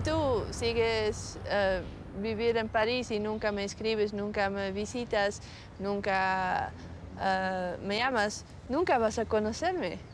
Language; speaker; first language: Spanish; non-native, learner; Dutch